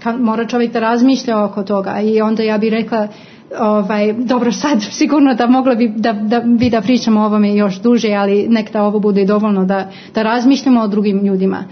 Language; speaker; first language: Croatian; non-native, fluent; English